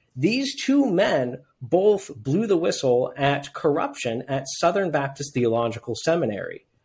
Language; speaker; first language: English; native; English